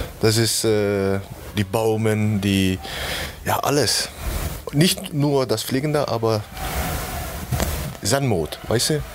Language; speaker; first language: German; non-native, learner; Dutch